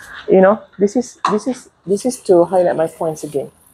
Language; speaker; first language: English; non-native, local second language; Malay